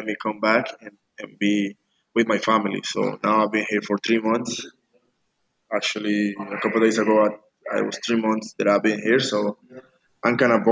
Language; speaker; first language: English; non-native, fluent; Spanish